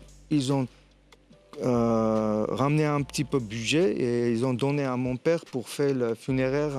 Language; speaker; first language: French; non-native, fluent; Armenian